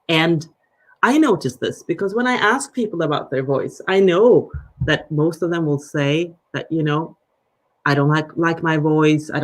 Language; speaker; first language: English; non-native, fluent; Danish